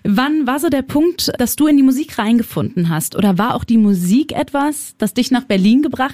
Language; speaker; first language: German; native; German